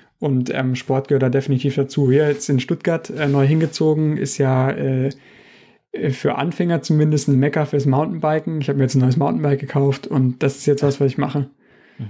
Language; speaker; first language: German; native; German